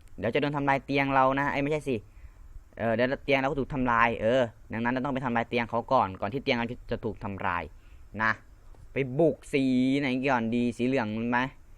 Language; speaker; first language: Thai; non-native, local second language; Lao